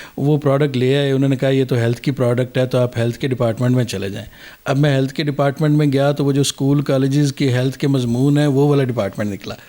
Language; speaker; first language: Urdu; non-native, local second language; Punjabi